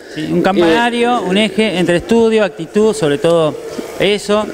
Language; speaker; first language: Spanish; native; Spanish